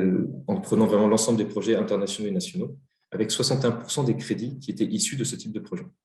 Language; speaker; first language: French; native; French